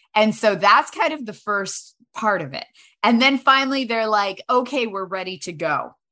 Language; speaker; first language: English; native; English